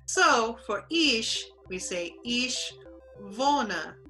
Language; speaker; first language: German; non-native, learner; English